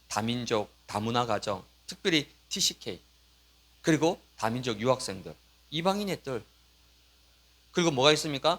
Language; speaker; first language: Korean; native; Korean